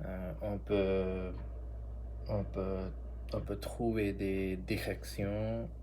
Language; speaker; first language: French; non-native, learner; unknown